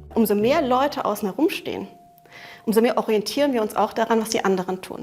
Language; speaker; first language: German; native; German